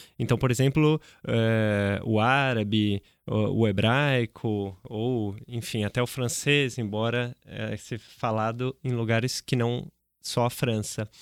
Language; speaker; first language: Portuguese; native; Portuguese